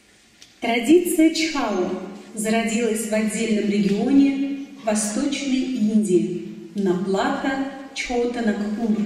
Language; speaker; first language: Russian; native; Russian